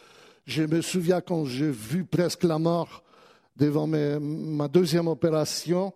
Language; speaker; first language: French; native; French